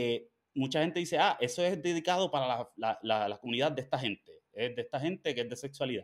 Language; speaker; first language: Spanish; native; Spanish